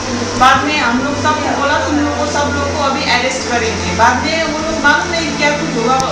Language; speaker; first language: Hindi; non-native, fluent; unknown